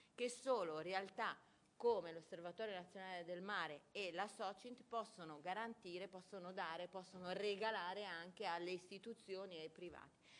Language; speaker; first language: Italian; native; Italian